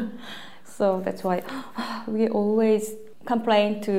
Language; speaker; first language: English; non-native, learner; Korean